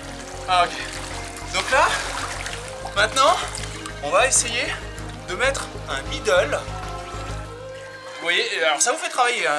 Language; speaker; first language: French; native; French